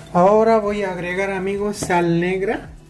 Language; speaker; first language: Spanish; non-native, fluent; Hindi